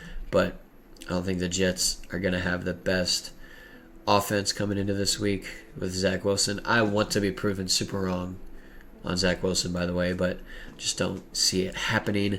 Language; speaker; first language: English; native; English